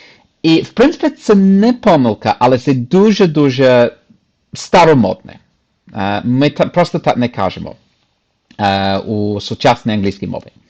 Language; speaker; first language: Ukrainian; non-native, fluent; English